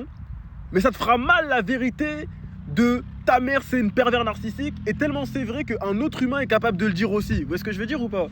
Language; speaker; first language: French; native; French